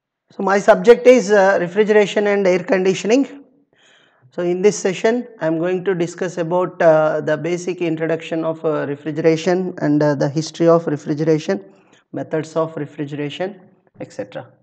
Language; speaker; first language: English; non-native, local second language; Telugu